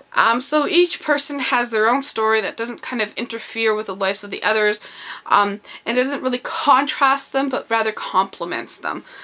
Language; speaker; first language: English; native; English